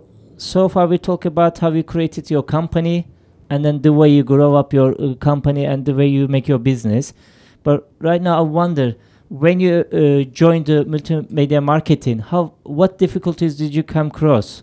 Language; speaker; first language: English; non-native, fluent; Turkish